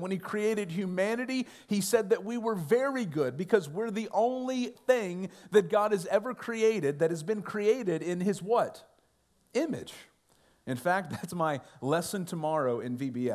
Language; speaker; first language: English; native; English